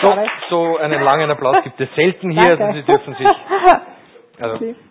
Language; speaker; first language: German; native; German